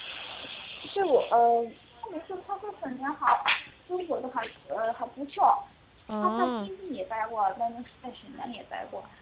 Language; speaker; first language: Chinese; non-native, learner; Korean